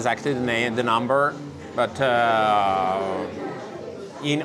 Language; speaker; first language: English; non-native, fluent; Italian